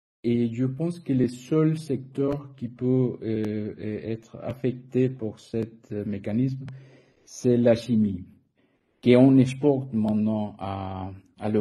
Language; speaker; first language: French; non-native, fluent; Spanish